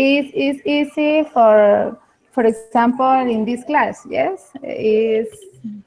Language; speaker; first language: English; non-native, learner; Spanish